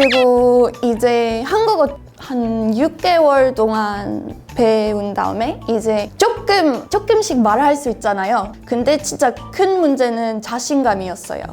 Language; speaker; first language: Korean; non-native, fluent; English